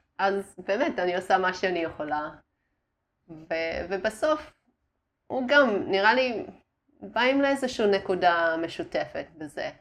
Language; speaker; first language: Hebrew; non-native, fluent; Italian